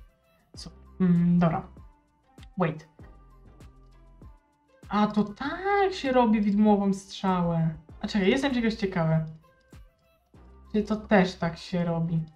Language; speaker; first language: Polish; native; Polish